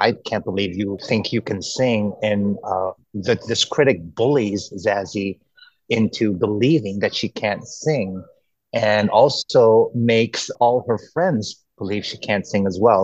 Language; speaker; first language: English; early bilingual, other home language; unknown